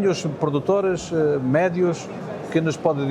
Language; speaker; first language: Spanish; non-native, learner; Portuguese